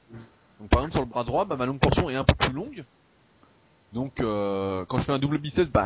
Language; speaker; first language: French; native; French